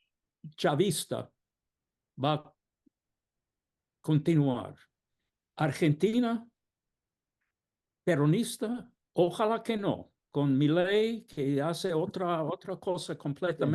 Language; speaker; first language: Spanish; non-native, fluent; English